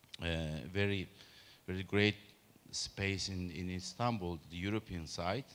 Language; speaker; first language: English; non-native, learner; Turkish